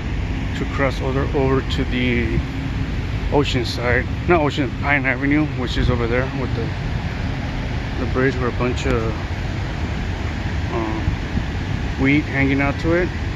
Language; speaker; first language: English; native; English